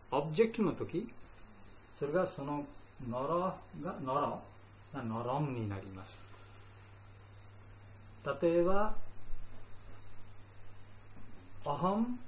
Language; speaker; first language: Japanese; non-native, learner; Bangla